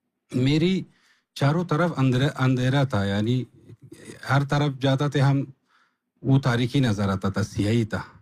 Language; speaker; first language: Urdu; non-native, learner; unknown